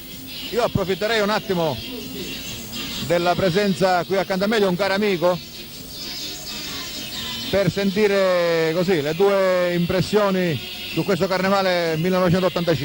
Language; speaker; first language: Italian; native; Italian